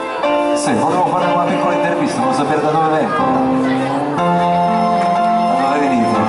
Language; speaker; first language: Italian; native; Italian